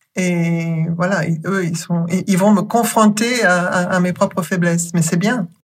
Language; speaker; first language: French; non-native, fluent; German